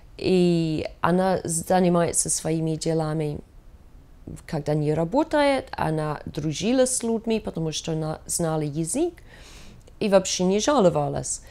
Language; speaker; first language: Russian; non-native, fluent; English